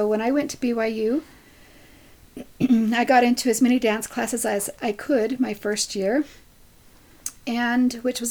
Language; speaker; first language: English; native; English